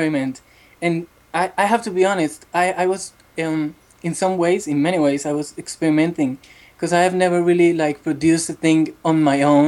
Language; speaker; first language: English; non-native, fluent; Spanish